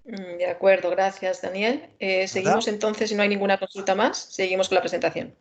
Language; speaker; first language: Spanish; native; Spanish